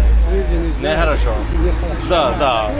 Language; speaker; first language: Russian; non-native, learner; English